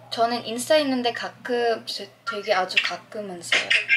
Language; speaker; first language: Korean; non-native, fluent; Filipino